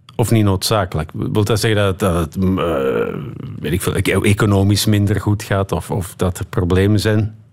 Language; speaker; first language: Dutch; native; Dutch